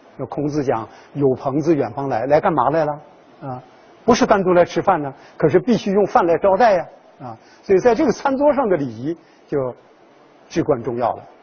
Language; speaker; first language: Chinese; native; Chinese